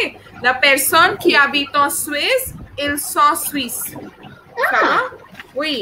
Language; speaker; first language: French; non-native, fluent; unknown